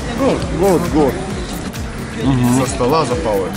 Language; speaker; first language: Russian; native; Russian